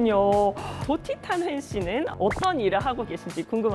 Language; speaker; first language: Korean; native; Korean